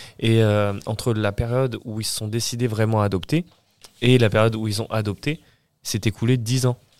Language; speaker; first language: French; early bilingual, other home language; Portuguese